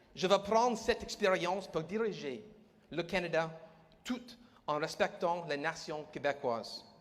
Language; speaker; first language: French; non-native, learner; English